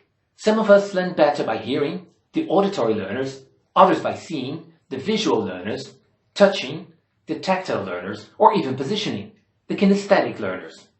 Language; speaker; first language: English; non-native, fluent; Portuguese